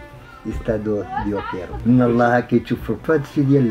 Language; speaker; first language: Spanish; non-native, learner; Arabic